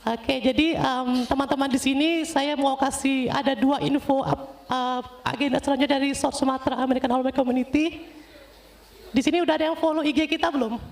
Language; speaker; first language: Indonesian; native; Indonesian